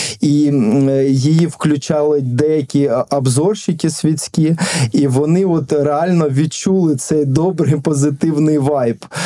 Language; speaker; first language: Ukrainian; non-native, local second language; Russian